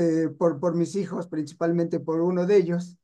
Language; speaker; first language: Spanish; native; Spanish